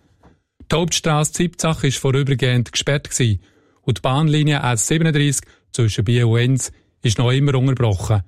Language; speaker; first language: German; native; German